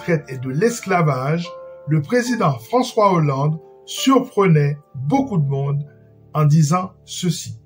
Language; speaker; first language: French; non-native, local second language; Haitian Creole